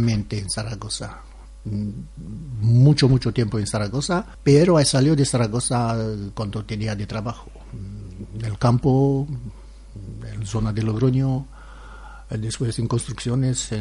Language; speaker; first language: Spanish; non-native, learner; Romanian